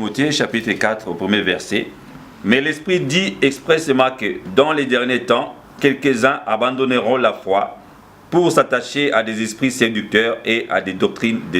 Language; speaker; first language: French; non-native, local second language; Lingala